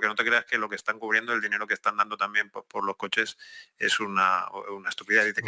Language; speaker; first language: Spanish; native; Spanish